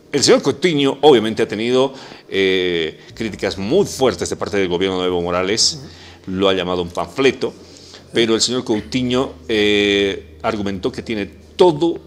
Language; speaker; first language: Spanish; native; Spanish